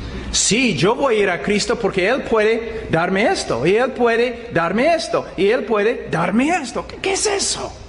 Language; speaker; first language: Spanish; non-native, fluent; English